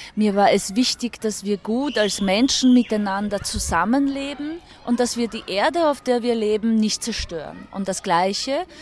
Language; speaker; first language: German; early bilingual, other home language; Polish